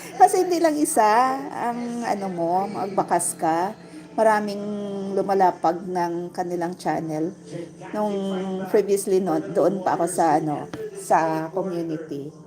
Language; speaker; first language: Filipino; non-native, local second language; Hiligaynon